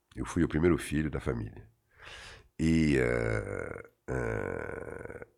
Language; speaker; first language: Portuguese; non-native, fluent; French